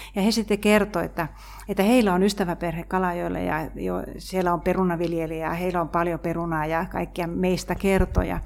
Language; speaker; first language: Finnish; native; Finnish